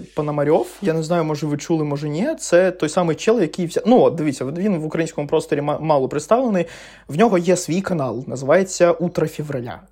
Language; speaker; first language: Ukrainian; non-native, local second language; Russian